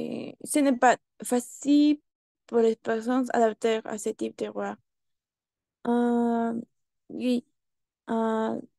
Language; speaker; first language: French; non-native, learner; Spanish